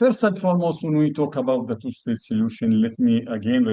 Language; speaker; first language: English; non-native, fluent; Arabic